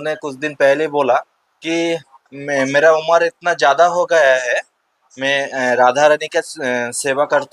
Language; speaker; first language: Hindi; non-native, local second language; Bangla